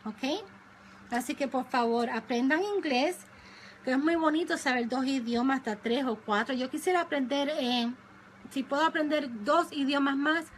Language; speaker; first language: Spanish; early bilingual, other home language; English